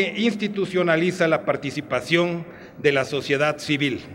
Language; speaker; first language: Spanish; native; Spanish